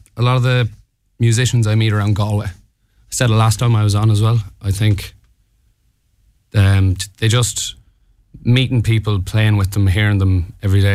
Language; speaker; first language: English; native; English